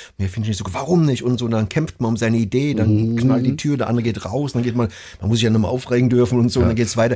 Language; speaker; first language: German; native; German